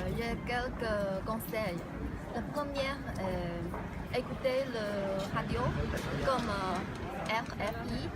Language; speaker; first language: French; non-native, learner; Chinese